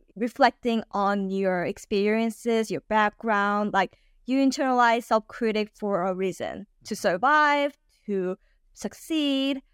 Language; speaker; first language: English; native; English